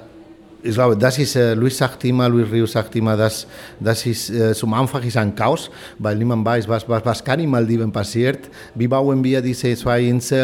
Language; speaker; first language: German; non-native, fluent; Spanish